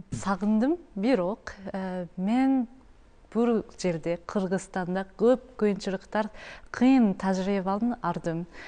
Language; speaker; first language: Kyrgyz; non-native, learner; Japanese